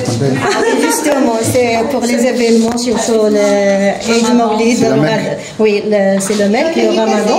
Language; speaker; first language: French; non-native, local second language; Arabic